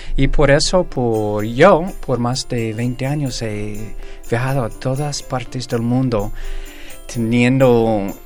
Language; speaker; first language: Spanish; non-native, fluent; English